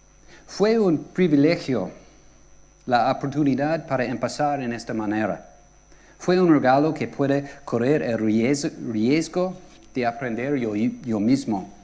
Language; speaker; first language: Spanish; non-native, fluent; English